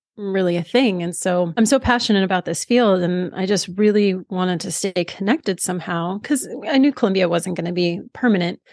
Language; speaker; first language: English; native; English